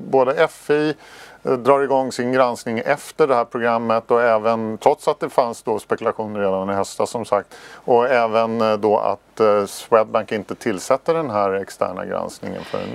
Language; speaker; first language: Swedish; native; Swedish